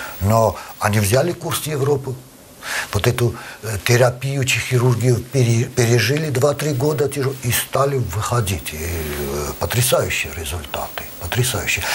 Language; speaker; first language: Russian; non-native, local second language; Armenian